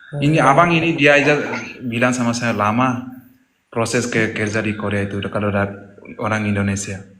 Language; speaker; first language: Indonesian; non-native, local second language; Tetum